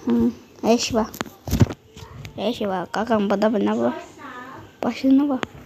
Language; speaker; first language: Turkish; non-native, learner; Azerbaijani